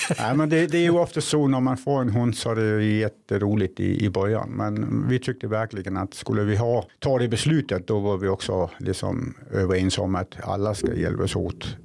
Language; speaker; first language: Swedish; non-native, fluent; Danish